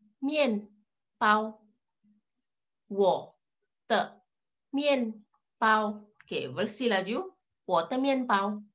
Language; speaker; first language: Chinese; non-native, local second language; Malay